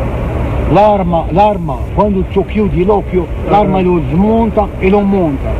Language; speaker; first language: Italian; non-native, fluent; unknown